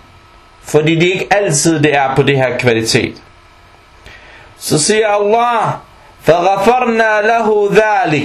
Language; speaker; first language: Danish; early bilingual, other home language; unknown